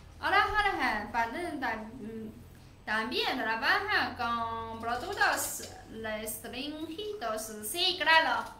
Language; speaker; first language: Spanish; non-native, learner; Chinese